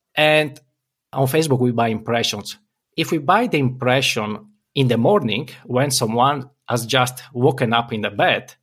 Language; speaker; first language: English; non-native, fluent; Italian